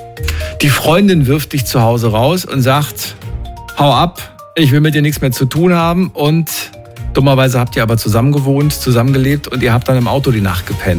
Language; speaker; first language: German; native; German